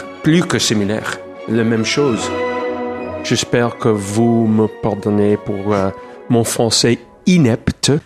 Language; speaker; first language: French; non-native, learner; English